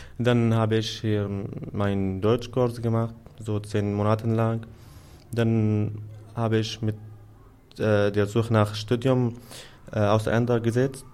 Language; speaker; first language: German; non-native, fluent; Arabic